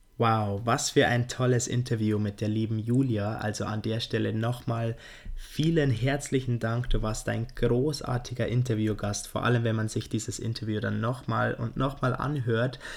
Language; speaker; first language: German; native; German